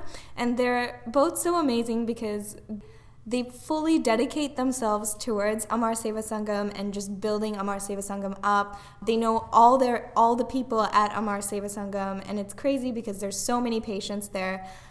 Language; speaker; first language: English; non-native, local second language; Tamil